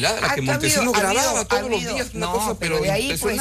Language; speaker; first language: Spanish; native; Spanish